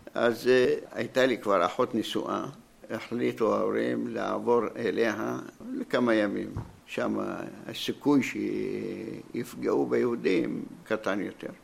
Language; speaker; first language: Hebrew; non-native, fluent; Arabic